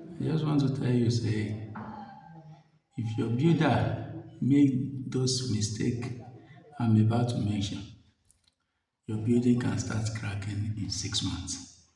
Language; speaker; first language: Nigerian Pidgin; native; Nigerian Pidgin